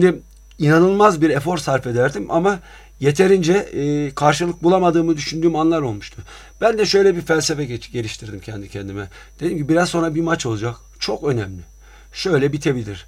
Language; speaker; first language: Turkish; native; Turkish